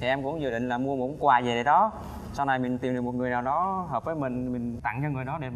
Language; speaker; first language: Vietnamese; native; Vietnamese